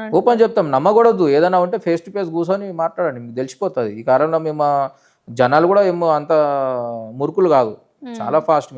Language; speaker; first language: Telugu; native; Telugu